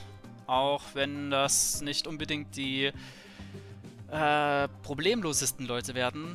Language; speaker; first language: German; native; German